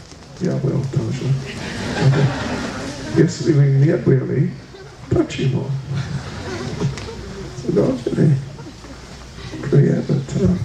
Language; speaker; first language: Russian; non-native, learner; English